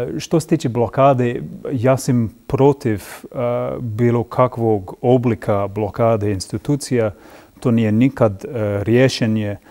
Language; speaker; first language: Croatian; non-native, fluent; English